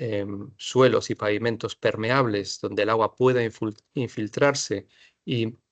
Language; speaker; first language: Spanish; native; Spanish